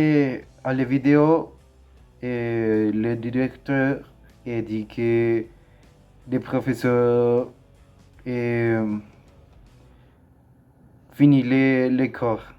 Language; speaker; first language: French; non-native, learner; Spanish